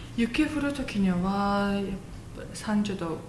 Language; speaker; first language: Japanese; non-native, fluent; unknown